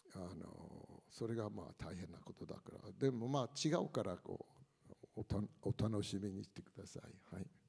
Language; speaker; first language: Japanese; non-native, fluent; English